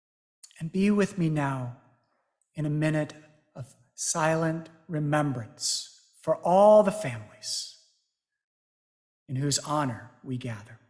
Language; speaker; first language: English; native; English